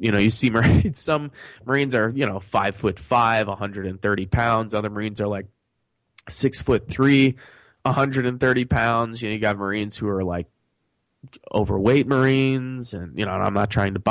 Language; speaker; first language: English; native; English